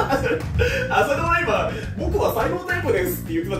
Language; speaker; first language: Japanese; native; Japanese